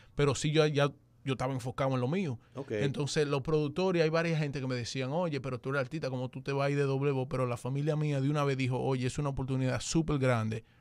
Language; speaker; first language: Spanish; early bilingual, heritage; Spanish